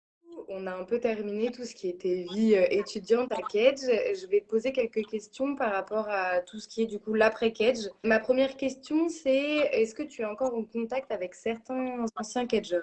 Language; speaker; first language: French; native; French